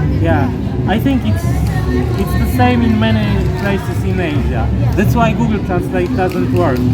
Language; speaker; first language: English; non-native, fluent; Polish